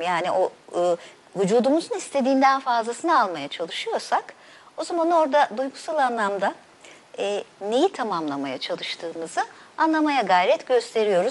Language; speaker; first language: Turkish; native; Turkish